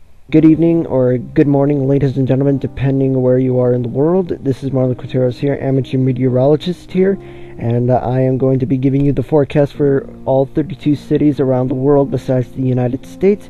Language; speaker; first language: English; early bilingual, other home language; Spanish